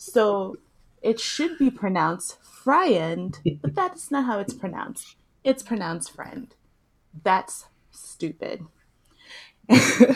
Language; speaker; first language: English; early bilingual, other home language; Yoruba